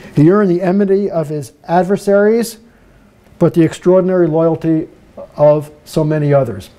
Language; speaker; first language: English; native; English